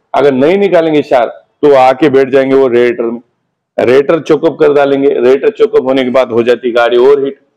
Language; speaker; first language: Hindi; non-native, local second language; Marathi